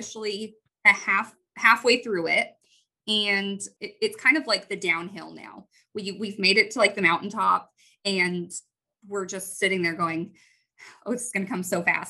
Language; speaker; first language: English; native; English